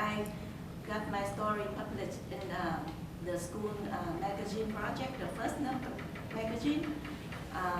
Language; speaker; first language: English; non-native, learner; Vietnamese